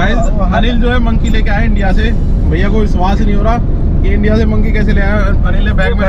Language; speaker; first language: Hindi; native; Hindi